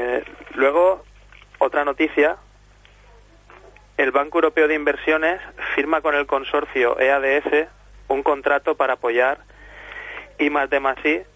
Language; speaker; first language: Spanish; native; Spanish